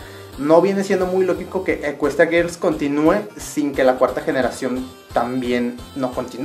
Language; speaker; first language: Spanish; native; Spanish